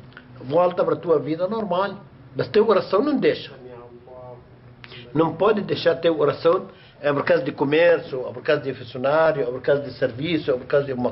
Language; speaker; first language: Portuguese; non-native, learner; Arabic